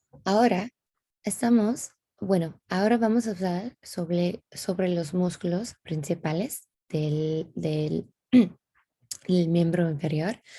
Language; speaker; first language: Spanish; non-native, fluent; English